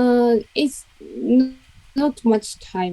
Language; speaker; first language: English; non-native, learner; Japanese